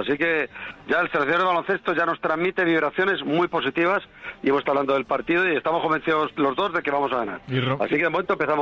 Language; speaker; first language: Spanish; native; Spanish